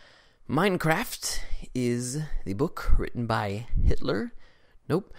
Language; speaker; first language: English; native; English